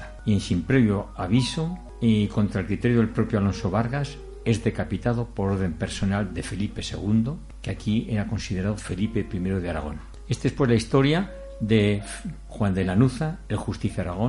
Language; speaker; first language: Spanish; native; Spanish